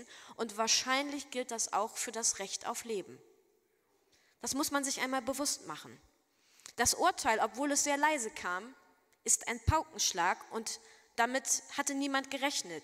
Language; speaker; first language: German; native; German